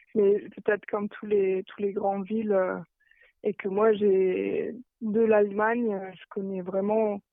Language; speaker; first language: French; non-native, fluent; German